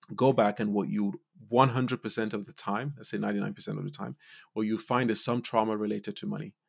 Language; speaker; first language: English; non-native, local second language; Yoruba